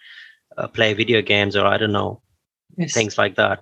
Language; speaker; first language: English; non-native, local second language; Urdu